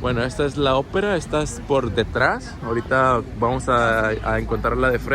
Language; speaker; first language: Spanish; native; Spanish